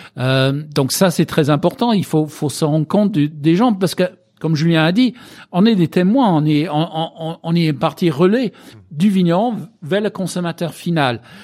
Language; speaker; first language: French; non-native, fluent; English